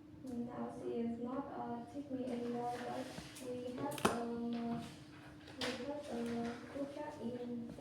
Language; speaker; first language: English; non-native, learner; Vietnamese